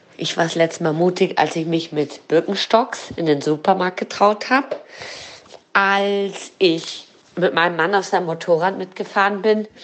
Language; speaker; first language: German; early bilingual, heritage; German